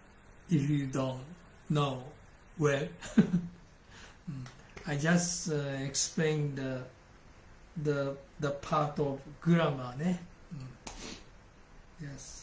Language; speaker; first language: English; non-native, learner; Japanese